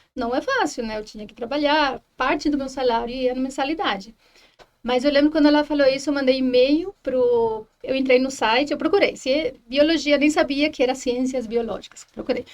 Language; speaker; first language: Portuguese; non-native, fluent; Spanish